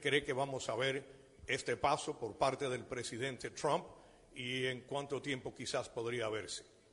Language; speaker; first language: Spanish; early bilingual, heritage; Spanish